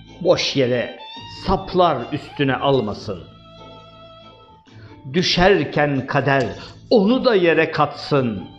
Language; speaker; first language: Turkish; native; Turkish